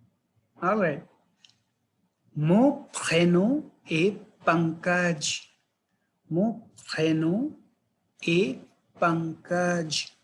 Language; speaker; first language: French; non-native, fluent; Hindi